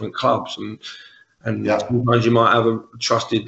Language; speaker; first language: English; native; English